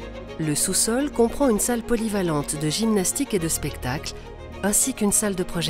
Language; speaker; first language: French; native; French